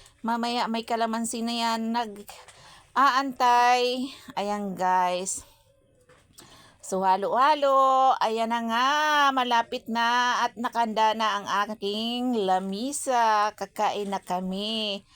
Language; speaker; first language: Filipino; non-native, local second language; Bikol